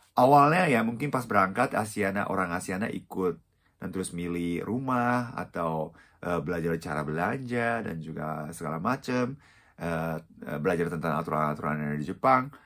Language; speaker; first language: Indonesian; non-native, fluent; Japanese